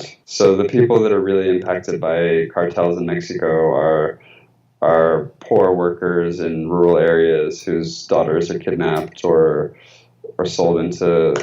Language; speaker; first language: English; early bilingual, other home language; Spanish